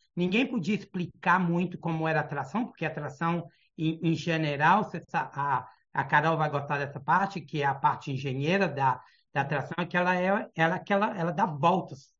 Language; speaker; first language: Portuguese; early bilingual, heritage; Portuguese